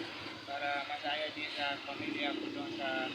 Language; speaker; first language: Filipino; non-native, learner; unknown